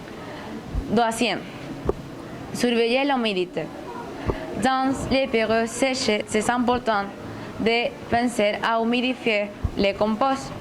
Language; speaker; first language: French; non-native, learner; Spanish